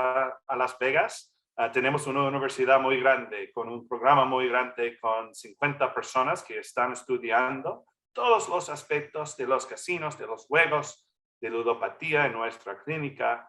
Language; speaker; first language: Spanish; non-native, fluent; English